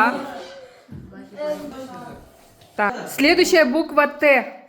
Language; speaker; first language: Russian; native; Russian